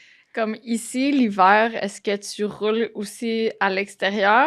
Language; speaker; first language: French; native; French